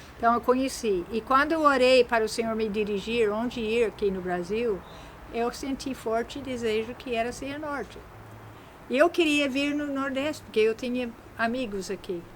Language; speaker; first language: Portuguese; non-native, fluent; English